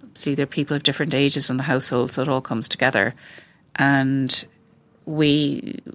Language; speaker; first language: English; native; English